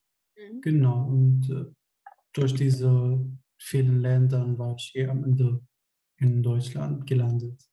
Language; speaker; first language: German; non-native, fluent; Arabic